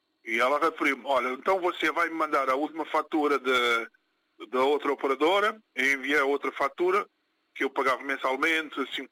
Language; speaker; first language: Portuguese; non-native, local second language; Kabuverdianu